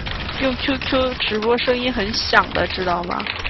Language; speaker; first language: Chinese; native; Chinese